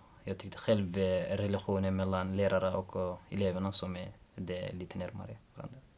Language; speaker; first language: Swedish; non-native, learner; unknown